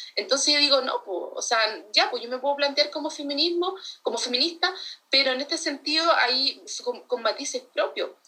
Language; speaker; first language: Spanish; native; Spanish